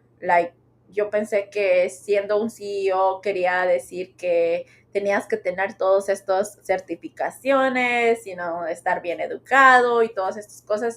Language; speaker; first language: Spanish; early bilingual, heritage; Spanish